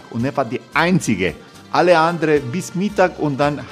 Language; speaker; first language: German; non-native, learner; Croatian